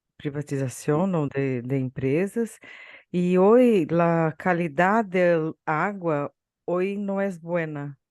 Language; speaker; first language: Portuguese; non-native, learner; Spanish